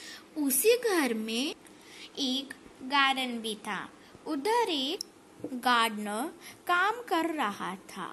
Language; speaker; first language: Hindi; native; Hindi